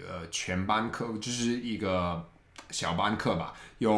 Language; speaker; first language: Chinese; non-native, fluent; English